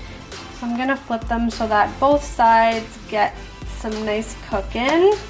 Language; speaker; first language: English; native; English